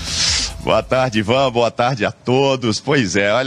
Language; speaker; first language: Portuguese; native; Portuguese